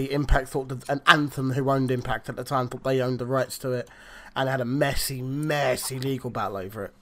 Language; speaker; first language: English; native; English